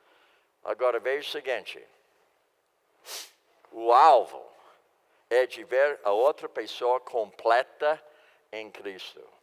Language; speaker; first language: Portuguese; non-native, fluent; English